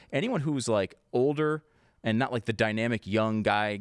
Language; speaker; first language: English; native; English